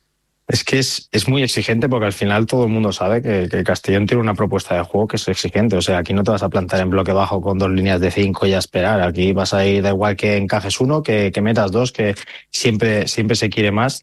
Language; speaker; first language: Spanish; native; Spanish